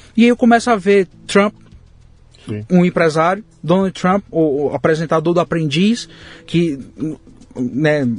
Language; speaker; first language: Portuguese; native; Portuguese